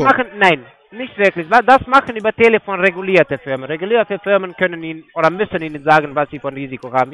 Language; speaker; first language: German; non-native, fluent; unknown